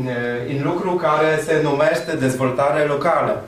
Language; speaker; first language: Romanian; non-native, fluent; Polish